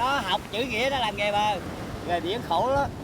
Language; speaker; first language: Vietnamese; native; Vietnamese